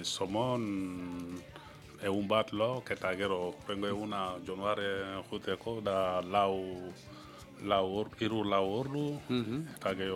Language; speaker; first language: Basque; non-native, learner; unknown